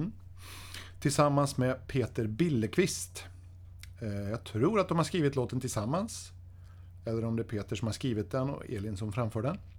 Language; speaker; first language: Swedish; native; Swedish